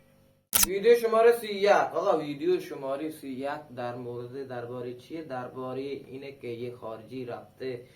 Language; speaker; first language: Persian; non-native, local second language; Baluchi